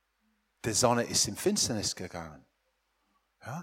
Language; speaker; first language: German; non-native, fluent; English